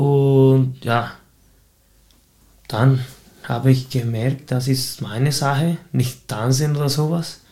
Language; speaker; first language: German; non-native, fluent; Spanish